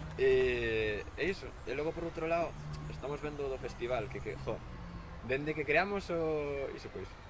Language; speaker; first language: Galician; native; Galician